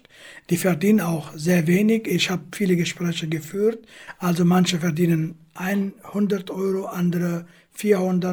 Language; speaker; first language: German; non-native, fluent; Kurdish